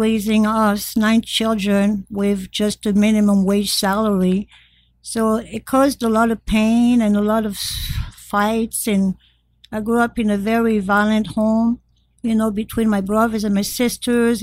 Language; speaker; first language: English; non-native, fluent; French